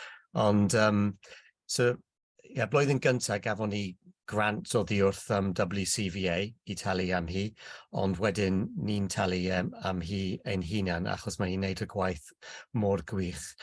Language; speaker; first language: Welsh; non-native, local second language; English